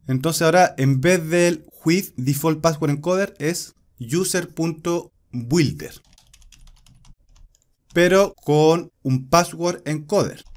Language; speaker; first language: Spanish; native; Spanish